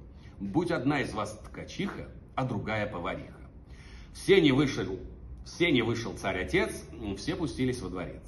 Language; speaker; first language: Russian; native; Russian